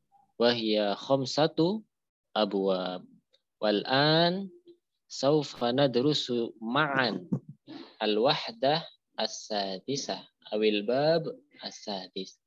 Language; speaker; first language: Arabic; non-native, fluent; Indonesian